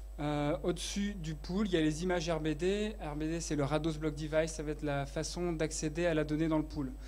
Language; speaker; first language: French; native; French